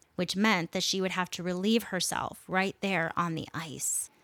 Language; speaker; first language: English; native; English